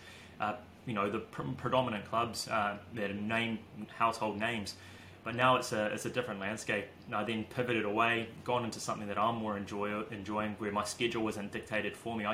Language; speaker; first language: English; native; English